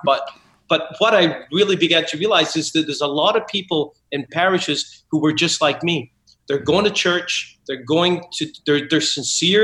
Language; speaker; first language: English; native; English